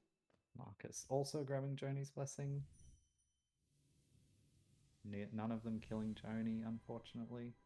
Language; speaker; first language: English; native; English